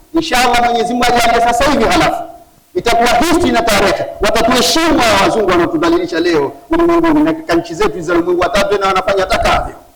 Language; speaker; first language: Swahili; native; Swahili